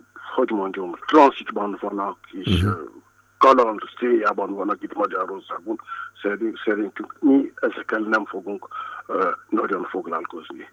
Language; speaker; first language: Hungarian; non-native, fluent; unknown